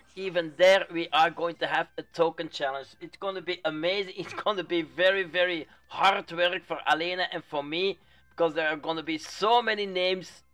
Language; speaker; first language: English; non-native, fluent; Dutch